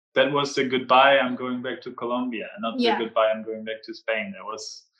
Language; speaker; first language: English; non-native, fluent; German